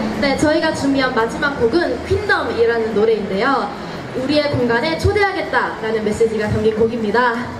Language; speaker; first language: Korean; non-native, fluent; Japanese